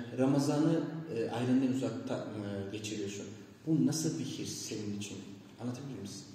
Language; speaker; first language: Turkish; non-native, fluent; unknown